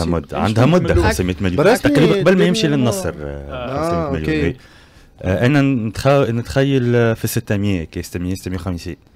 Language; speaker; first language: Arabic; native; Arabic